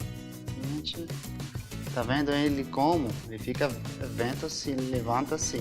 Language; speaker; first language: Portuguese; non-native, learner; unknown